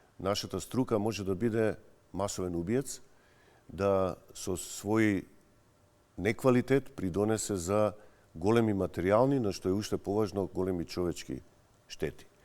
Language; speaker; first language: Macedonian; native; Macedonian